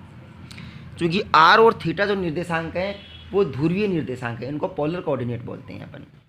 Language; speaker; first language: Hindi; native; Hindi